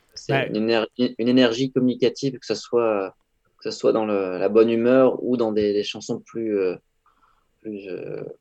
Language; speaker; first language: French; native; French